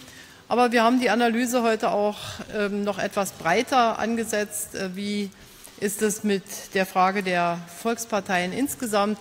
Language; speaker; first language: German; native; German